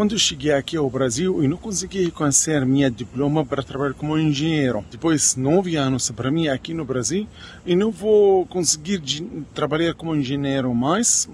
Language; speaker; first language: Portuguese; non-native, learner; Arabic